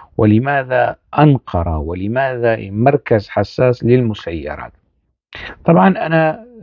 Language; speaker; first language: Arabic; non-native, local second language; Kurdish